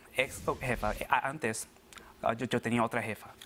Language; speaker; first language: Spanish; early bilingual, other home language; Arabic